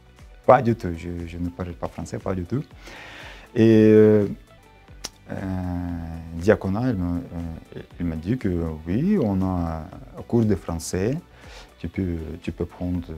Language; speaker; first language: French; non-native, learner; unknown